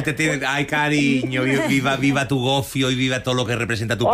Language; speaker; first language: Spanish; native; Spanish